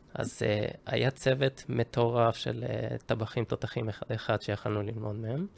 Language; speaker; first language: Hebrew; early bilingual, other home language; Japanese